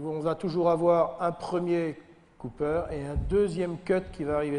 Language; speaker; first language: French; native; French